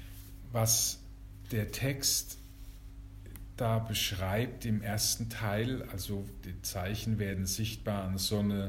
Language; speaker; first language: German; native; German